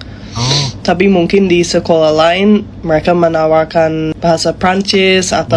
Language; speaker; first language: Indonesian; non-native, fluent; English